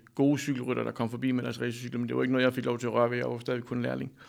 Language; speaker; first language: Danish; native; Danish